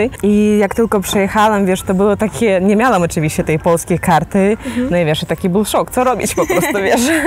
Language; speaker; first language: Polish; non-native, fluent; Ukrainian